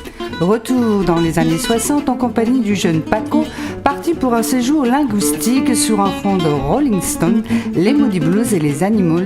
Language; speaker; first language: French; native; French